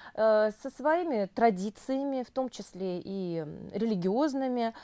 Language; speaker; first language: Russian; native; Russian